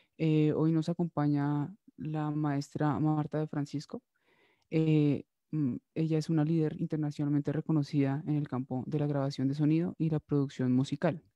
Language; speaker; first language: Spanish; native; Spanish